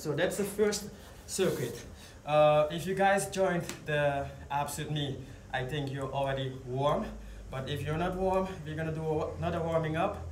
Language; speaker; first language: English; non-native, fluent; Dutch